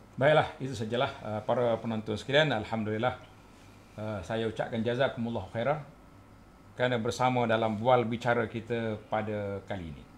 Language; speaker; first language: Malay; native; Malay